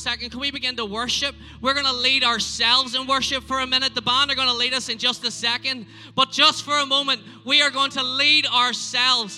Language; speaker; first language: English; native; English